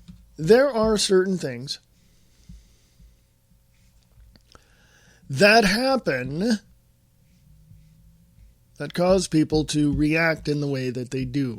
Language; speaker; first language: English; native; English